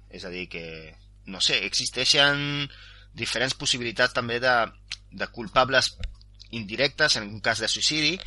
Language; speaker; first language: Catalan; non-native, local second language; Spanish